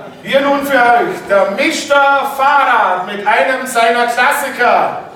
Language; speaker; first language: German; native; German